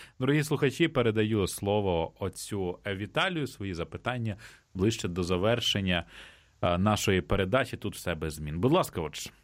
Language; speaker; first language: Ukrainian; native; Ukrainian